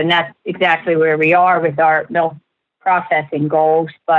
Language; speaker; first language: English; native; English